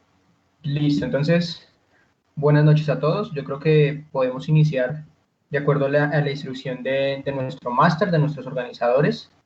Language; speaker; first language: Spanish; native; Spanish